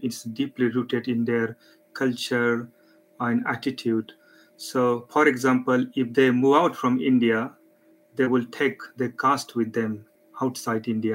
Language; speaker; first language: English; non-native, local second language; Marathi